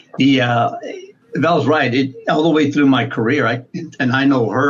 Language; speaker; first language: English; native; English